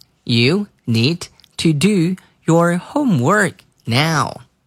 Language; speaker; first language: English; non-native, fluent; Chinese